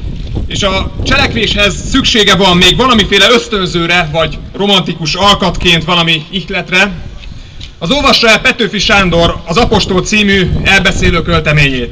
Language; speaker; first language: Hungarian; native; Hungarian